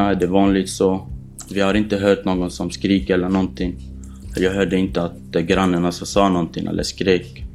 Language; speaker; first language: Swedish; non-native, fluent; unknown